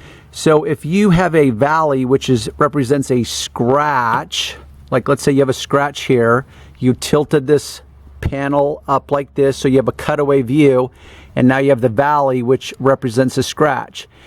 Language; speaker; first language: English; native; English